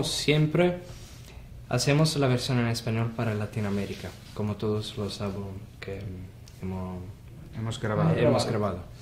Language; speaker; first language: Spanish; non-native, fluent; Italian